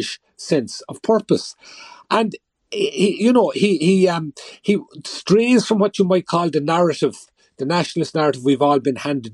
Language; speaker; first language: English; native; English